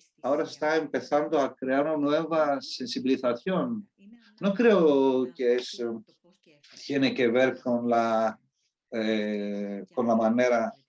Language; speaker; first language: Spanish; non-native, fluent; Greek